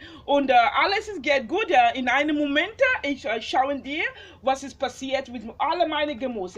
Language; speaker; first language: German; non-native, learner; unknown